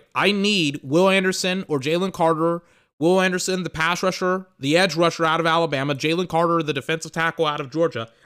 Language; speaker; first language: English; native; English